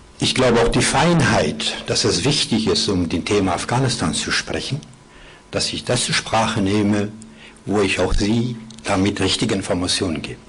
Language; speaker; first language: German; non-native, fluent; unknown